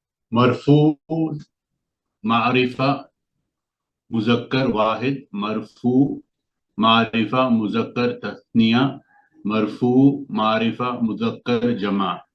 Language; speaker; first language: Arabic; non-native, learner; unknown